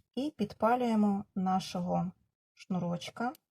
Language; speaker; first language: Ukrainian; non-native, local second language; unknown